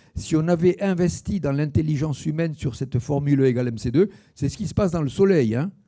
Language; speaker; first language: French; native; French